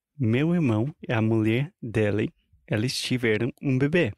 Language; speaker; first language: Portuguese; non-native, fluent; English